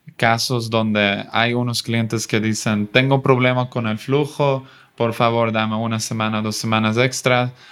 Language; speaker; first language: Spanish; non-native, fluent; Swedish